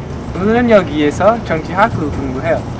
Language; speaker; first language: Korean; non-native, learner; English